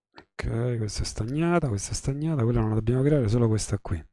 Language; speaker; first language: Italian; native; Italian